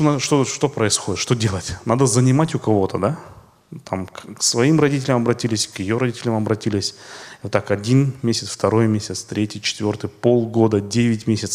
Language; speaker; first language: Russian; native; Russian